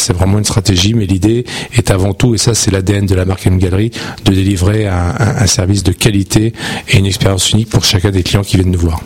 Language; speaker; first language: French; native; French